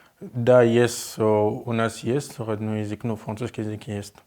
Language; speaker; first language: Russian; non-native, learner; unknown